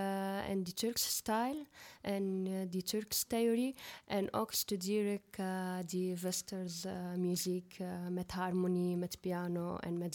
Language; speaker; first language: Dutch; non-native, learner; Arabic